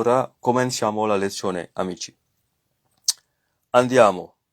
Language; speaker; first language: Italian; non-native, learner; French